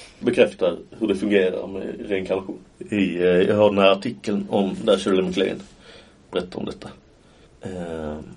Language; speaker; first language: Swedish; native; Swedish